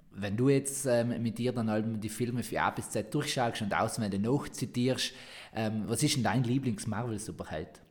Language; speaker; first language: German; native; German